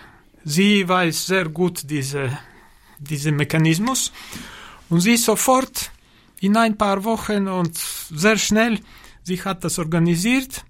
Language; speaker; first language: German; non-native, learner; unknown